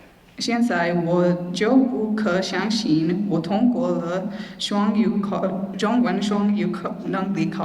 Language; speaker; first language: Chinese; non-native, learner; English